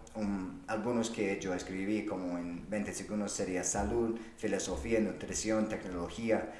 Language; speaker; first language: Spanish; non-native, fluent; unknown